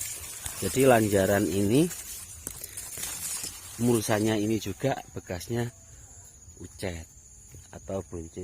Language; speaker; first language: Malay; non-native, local second language; Javanese